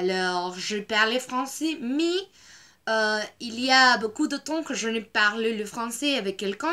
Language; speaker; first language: French; non-native, learner; Spanish